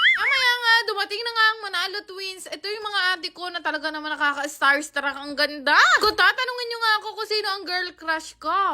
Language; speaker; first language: Filipino; non-native, local second language; Pampanga